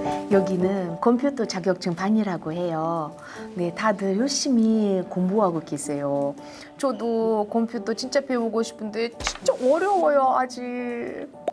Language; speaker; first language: Korean; non-native, fluent; Uzbek